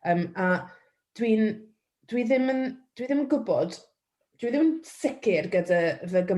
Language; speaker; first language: Welsh; non-native, local second language; English